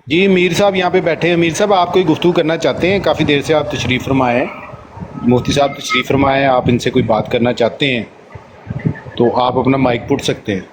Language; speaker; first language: Urdu; non-native, local second language; Punjabi